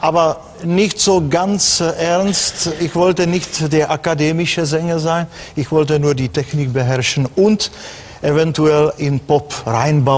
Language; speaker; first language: German; non-native, fluent; Czech